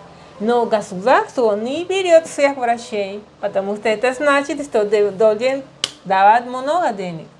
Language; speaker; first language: Russian; non-native, learner; Spanish